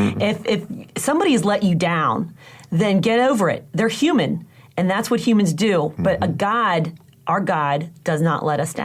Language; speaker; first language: English; native; English